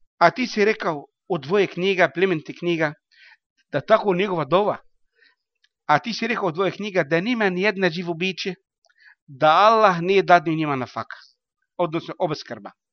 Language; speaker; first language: Bosnian; non-native, learner; Arabic